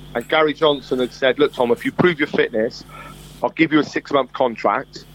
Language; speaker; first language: English; native; English